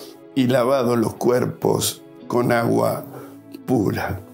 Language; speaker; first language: Spanish; native; Spanish